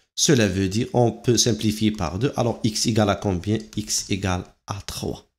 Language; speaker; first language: French; non-native, local second language; Arabic